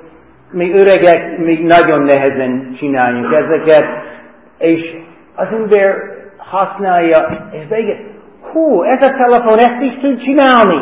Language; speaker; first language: Hungarian; early bilingual, heritage; Hungarian